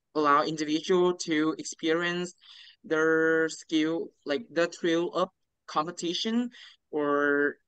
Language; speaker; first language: English; non-native, learner; Vietnamese